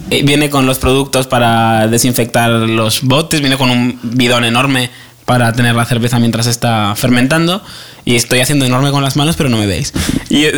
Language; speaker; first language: Spanish; native; Spanish